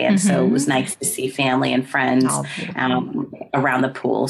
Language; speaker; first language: English; native; English